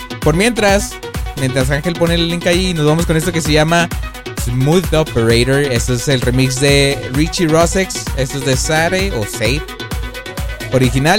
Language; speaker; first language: Spanish; native; Spanish